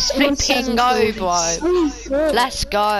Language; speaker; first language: English; native; English